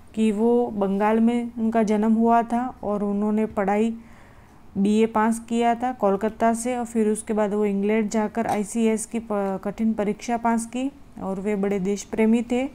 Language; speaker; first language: Hindi; non-native, local second language; Gujarati